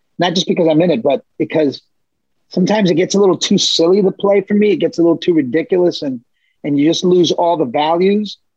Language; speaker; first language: English; early bilingual, other home language; Spanish